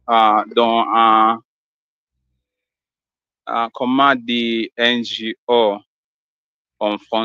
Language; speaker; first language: French; non-native, learner; Swahili